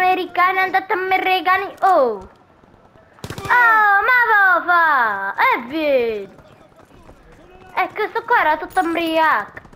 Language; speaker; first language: Italian; native; Italian